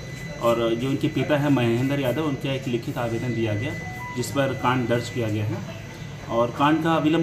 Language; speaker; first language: Hindi; native; Hindi